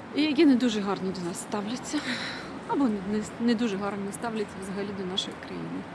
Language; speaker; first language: Ukrainian; non-native, local second language; Russian